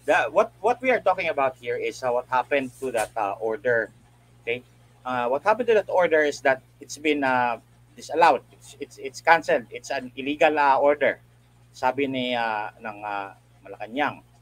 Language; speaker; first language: English; non-native, local second language; Filipino